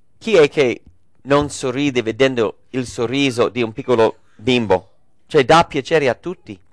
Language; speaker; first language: Italian; early bilingual, heritage; English